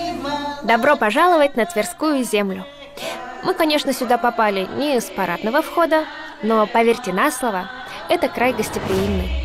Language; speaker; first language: Russian; native; Russian